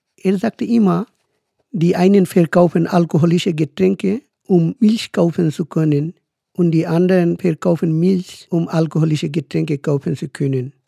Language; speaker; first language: German; non-native, fluent; Bangla